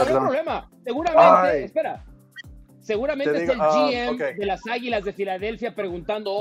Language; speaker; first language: Spanish; native; Spanish